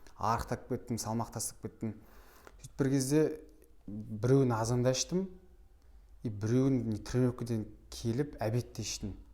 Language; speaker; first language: Kazakh; native; Kazakh